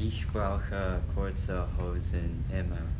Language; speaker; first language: German; non-native, learner; English